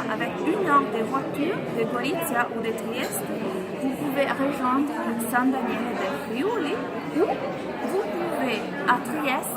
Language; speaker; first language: French; non-native, fluent; Italian